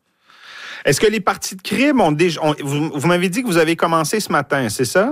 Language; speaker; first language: French; native; French